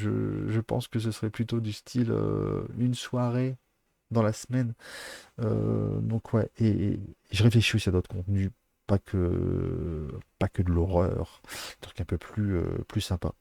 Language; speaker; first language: French; native; French